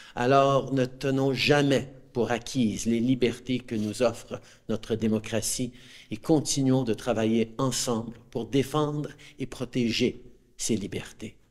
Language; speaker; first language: French; early bilingual, heritage; French